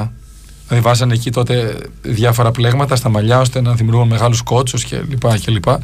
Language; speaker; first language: Greek; native; Greek